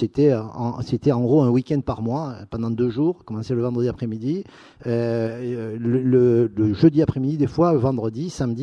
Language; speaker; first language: French; native; French